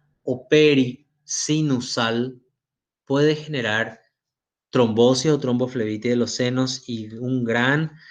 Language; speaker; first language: Spanish; native; Spanish